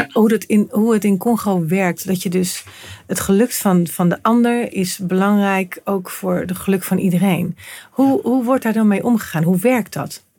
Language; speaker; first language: Dutch; native; Dutch